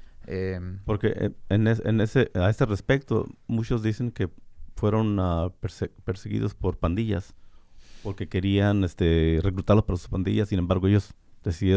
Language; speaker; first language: Spanish; native; Spanish